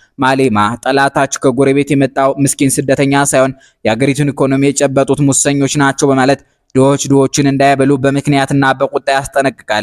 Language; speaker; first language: Amharic; native; Amharic